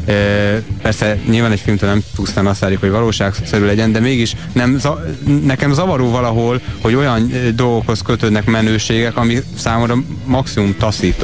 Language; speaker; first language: Hungarian; native; Hungarian